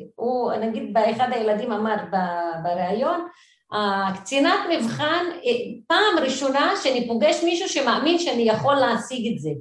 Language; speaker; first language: Hebrew; non-native, local second language; Arabic